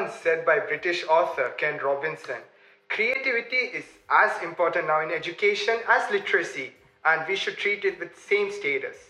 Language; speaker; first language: English; non-native, local second language; Tamil